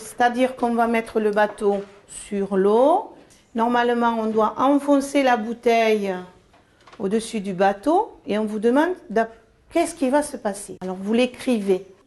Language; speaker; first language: French; native; French